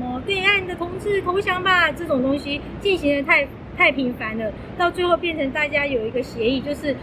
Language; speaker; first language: Chinese; native; Chinese